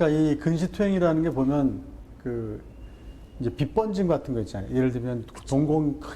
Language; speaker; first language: Korean; native; Korean